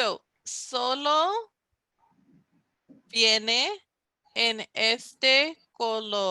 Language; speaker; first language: Spanish; non-native, fluent; English